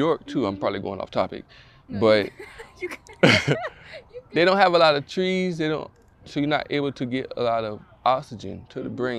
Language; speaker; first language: English; native; English